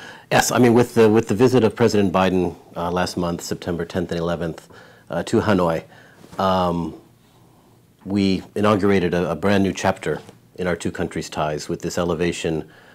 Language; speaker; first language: English; native; English